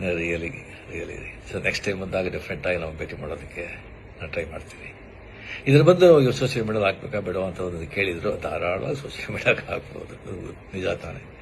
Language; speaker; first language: Kannada; non-native, local second language; Marathi